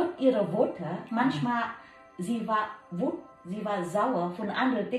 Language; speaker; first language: German; non-native, learner; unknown